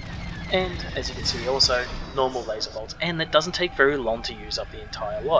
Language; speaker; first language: English; native; English